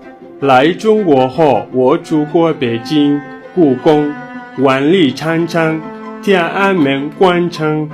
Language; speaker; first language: Chinese; non-native, learner; Somali